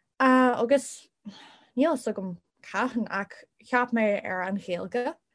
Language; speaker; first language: Irish; non-native, local second language; English